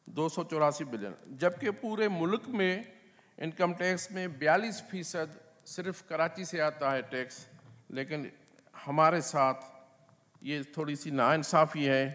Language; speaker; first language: Urdu; non-native, local second language; Sindhi